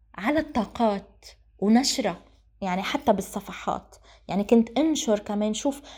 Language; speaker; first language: Arabic; native; Arabic